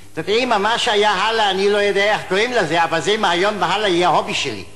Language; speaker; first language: Hebrew; non-native, fluent; German